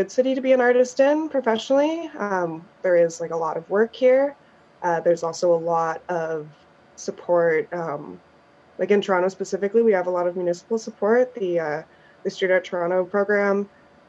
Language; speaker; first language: English; native; English